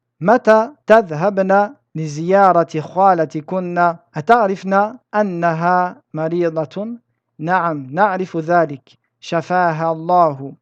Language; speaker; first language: Arabic; non-native, fluent; French